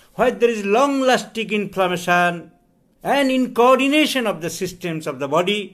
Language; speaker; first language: English; non-native, local second language; Bangla